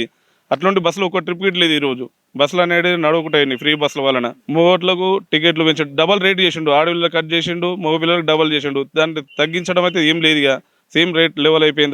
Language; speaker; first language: Telugu; native; Telugu